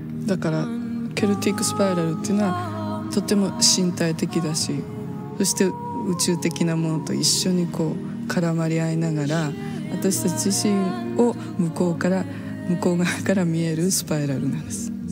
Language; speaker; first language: Japanese; native; Japanese